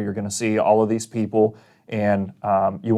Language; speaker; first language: English; native; English